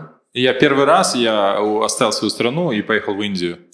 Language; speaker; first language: Russian; native; Russian